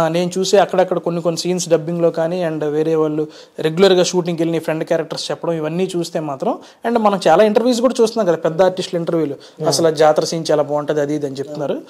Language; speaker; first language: Telugu; native; Telugu